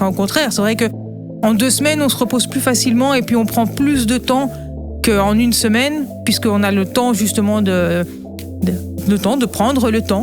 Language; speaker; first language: French; native; French